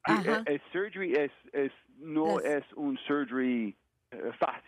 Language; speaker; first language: Spanish; non-native, learner; English